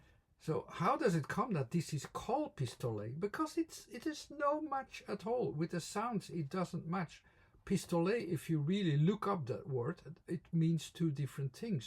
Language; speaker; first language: English; non-native, fluent; Dutch